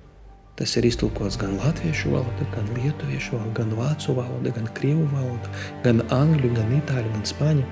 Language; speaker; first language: Latvian; non-native, local second language; Russian